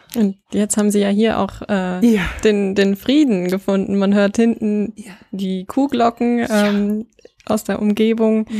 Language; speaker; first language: German; native; German